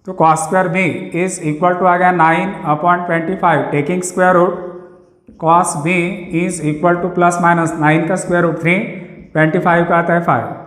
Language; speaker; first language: Hindi; non-native, local second language; Marathi